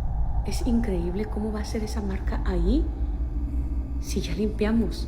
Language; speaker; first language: Spanish; native; Spanish